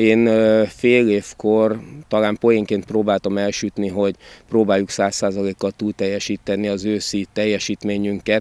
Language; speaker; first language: Hungarian; native; Hungarian